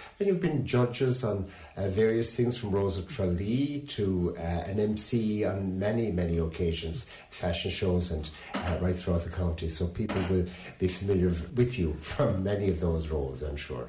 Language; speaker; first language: English; native; English